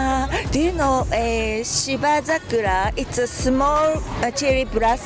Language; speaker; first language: English; non-native, learner; Japanese